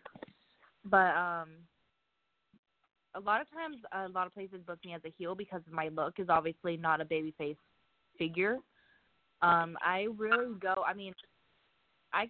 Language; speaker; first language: English; native; English